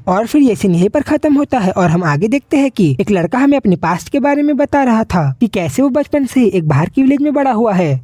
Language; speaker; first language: Hindi; native; Hindi